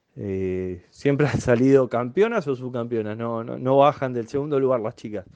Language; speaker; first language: Spanish; native; Spanish